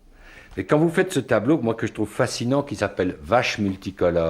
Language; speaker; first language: French; native; French